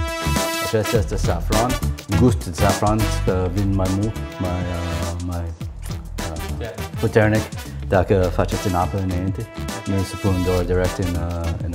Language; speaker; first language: Romanian; non-native, learner; English